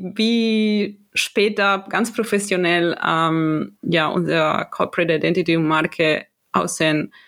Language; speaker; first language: German; non-native, fluent; Spanish